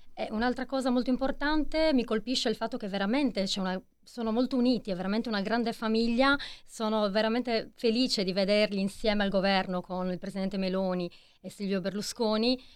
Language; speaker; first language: Italian; native; Italian